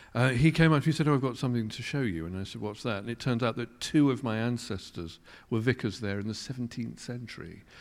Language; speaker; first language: English; native; English